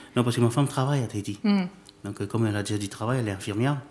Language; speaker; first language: French; native; French